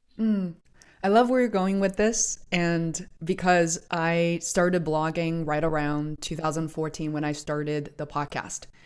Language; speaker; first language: English; non-native, fluent; Chinese